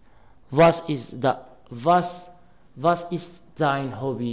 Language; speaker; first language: German; non-native, learner; Arabic